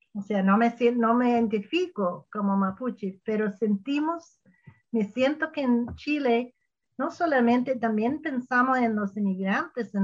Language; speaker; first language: Spanish; non-native, fluent; English